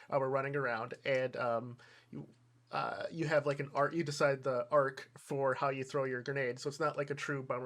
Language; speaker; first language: English; native; English